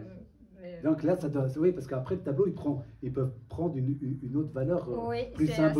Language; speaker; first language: French; native; French